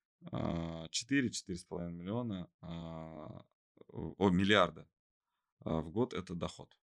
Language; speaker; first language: Russian; native; Russian